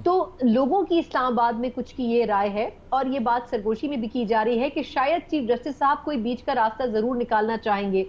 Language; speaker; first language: Urdu; native; Urdu